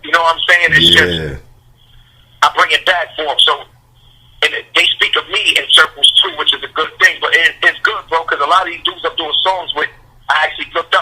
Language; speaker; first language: English; native; English